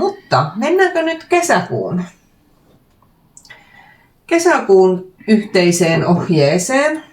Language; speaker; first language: Finnish; native; Finnish